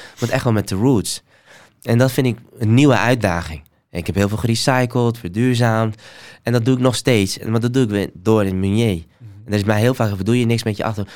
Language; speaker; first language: Dutch; early bilingual, other home language; Somali